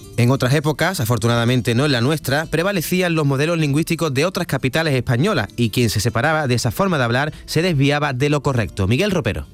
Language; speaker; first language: Spanish; native; Spanish